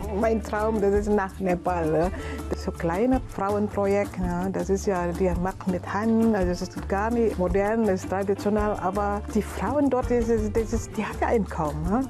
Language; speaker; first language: German; non-native, learner; Indonesian